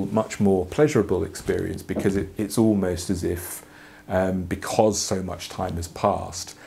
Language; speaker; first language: English; native; English